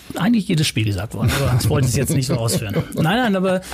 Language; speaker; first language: German; native; German